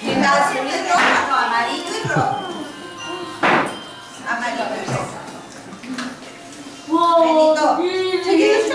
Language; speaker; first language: Spanish; non-native, learner; English